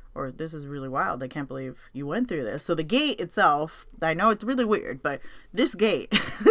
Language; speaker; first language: English; native; English